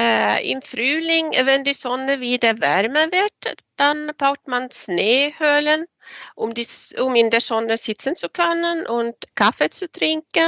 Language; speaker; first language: German; non-native, fluent; Swedish